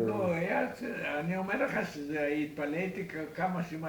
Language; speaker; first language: Hebrew; non-native, fluent; Romanian